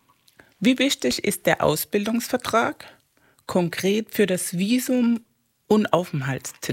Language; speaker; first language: German; non-native, fluent; Spanish